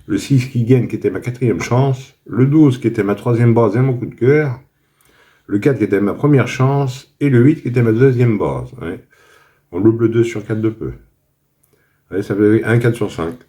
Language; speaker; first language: French; native; French